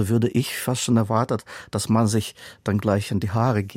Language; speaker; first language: German; non-native, fluent; Russian